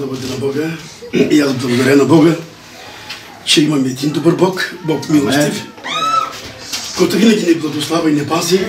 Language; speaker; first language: Bulgarian; non-native, local second language; Romany